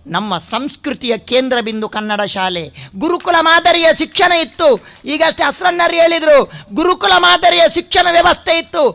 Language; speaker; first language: Kannada; non-native, local second language; Tulu